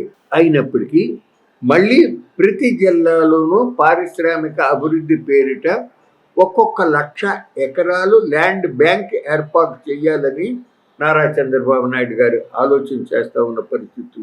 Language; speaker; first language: Telugu; native; Telugu